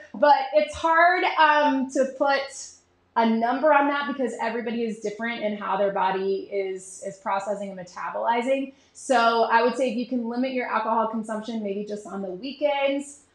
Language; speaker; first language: English; native; English